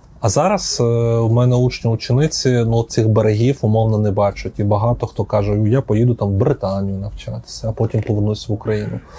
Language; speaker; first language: Ukrainian; native; Ukrainian